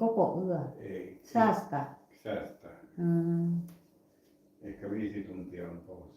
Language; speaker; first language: Finnish; non-native, learner; Thai